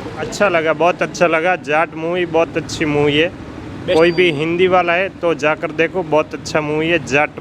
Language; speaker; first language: Hindi; non-native, local second language; Malayalam